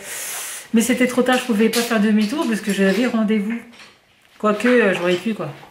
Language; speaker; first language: French; native; French